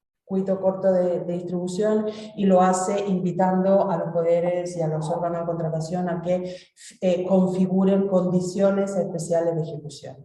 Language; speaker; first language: Spanish; native; Spanish